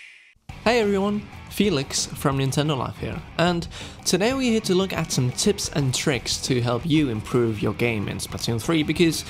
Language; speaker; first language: English; non-native, fluent; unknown